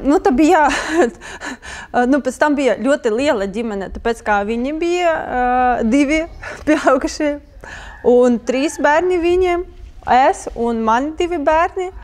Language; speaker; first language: Latvian; non-native, learner; Ukrainian